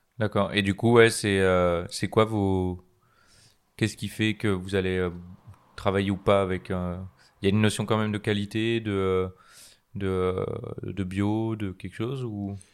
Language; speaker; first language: French; native; French